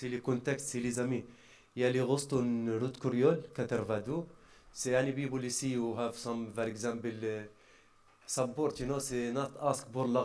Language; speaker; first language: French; non-native, learner; Arabic